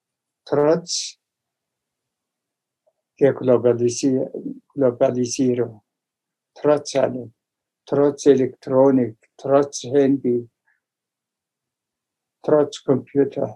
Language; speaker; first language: German; non-native, fluent; Tuvinian